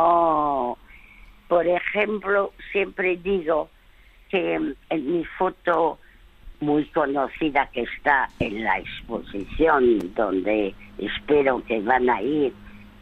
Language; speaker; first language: Spanish; early bilingual, other home language; French